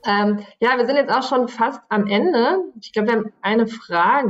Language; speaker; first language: German; native; German